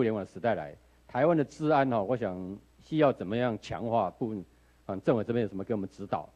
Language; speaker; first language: Chinese; native; Chinese